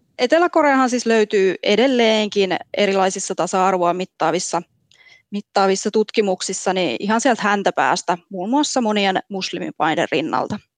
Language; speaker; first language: Finnish; native; Finnish